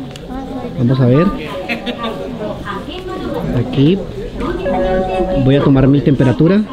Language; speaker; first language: Spanish; native; Spanish